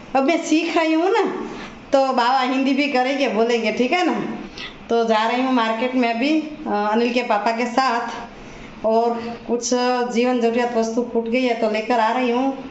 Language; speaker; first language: Hindi; non-native, local second language; Gujarati